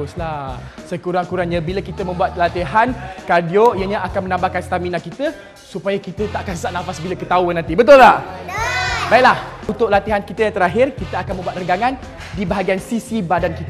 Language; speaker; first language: Malay; native; Malay